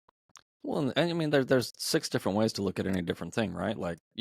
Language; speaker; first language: English; native; English